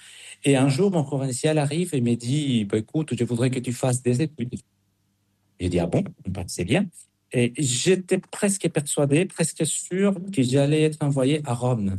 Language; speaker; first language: French; non-native, fluent; Spanish